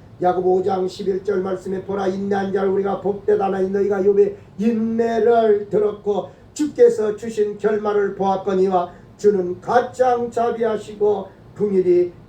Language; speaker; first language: Korean; native; Korean